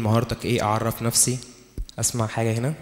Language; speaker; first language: Arabic; native; Arabic